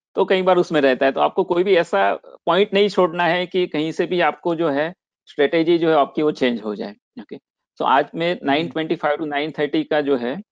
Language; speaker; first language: Hindi; non-native, local second language; Gujarati